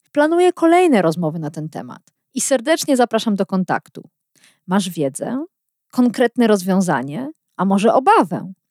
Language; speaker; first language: Polish; native; Polish